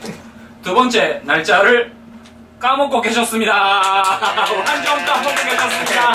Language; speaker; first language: Korean; non-native, fluent; Japanese